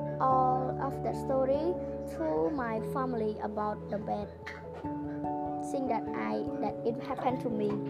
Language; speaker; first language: English; non-native, learner; Khmer